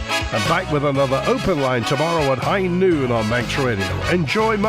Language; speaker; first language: English; native; English